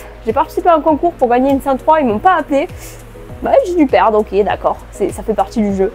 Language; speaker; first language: French; native; French